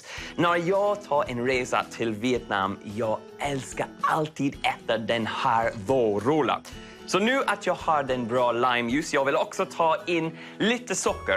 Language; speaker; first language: Swedish; non-native, learner; English